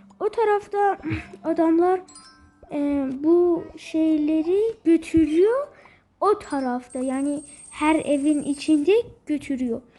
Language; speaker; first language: Turkish; early bilingual, heritage; Turkish